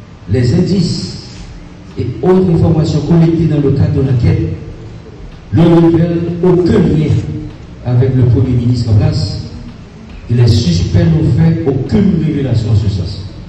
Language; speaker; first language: French; native; French